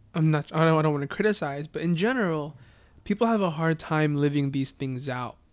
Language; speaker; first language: English; native; English